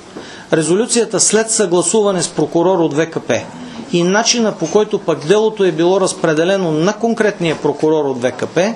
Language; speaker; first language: Bulgarian; native; Bulgarian